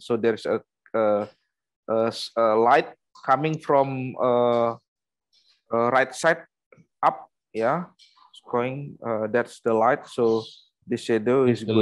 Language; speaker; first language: English; non-native, learner; Indonesian